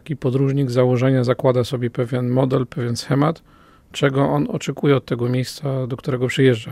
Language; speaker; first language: Polish; native; Polish